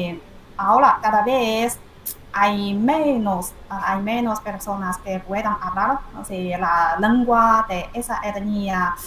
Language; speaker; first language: Spanish; non-native, fluent; Chinese